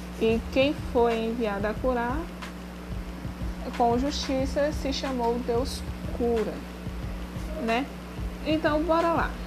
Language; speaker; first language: Portuguese; native; Portuguese